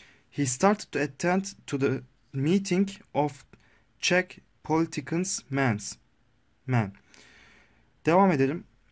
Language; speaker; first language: English; non-native, learner; Turkish